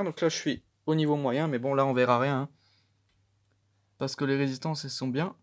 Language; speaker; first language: French; native; French